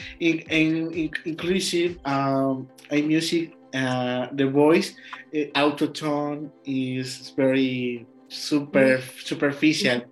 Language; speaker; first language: English; non-native, learner; Spanish